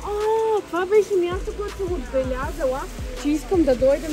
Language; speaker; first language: Bulgarian; native; Bulgarian